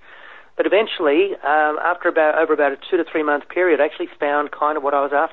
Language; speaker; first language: English; native; English